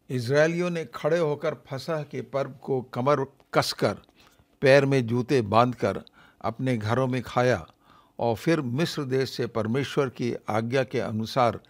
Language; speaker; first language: Hindi; native; Hindi